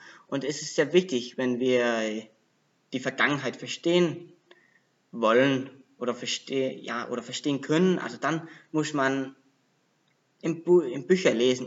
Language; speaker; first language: German; non-native, learner; Danish